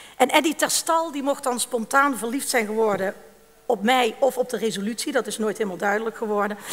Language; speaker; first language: Dutch; native; Dutch